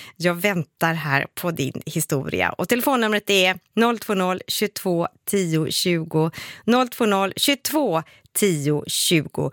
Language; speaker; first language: Swedish; native; Swedish